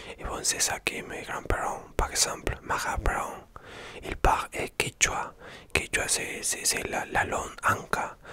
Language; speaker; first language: French; non-native, learner; Spanish